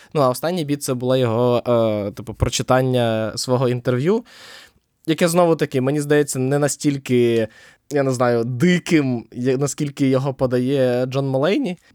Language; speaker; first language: Ukrainian; native; Ukrainian